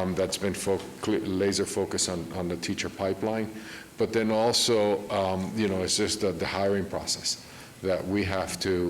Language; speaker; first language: English; early bilingual, other home language; Spanish